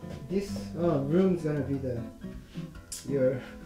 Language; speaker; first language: English; non-native, learner; Japanese